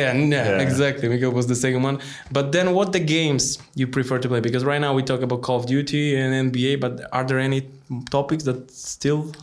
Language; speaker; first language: English; non-native, learner; Polish